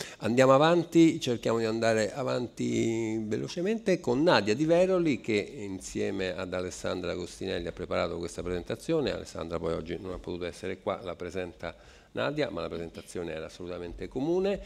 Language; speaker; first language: Italian; native; Italian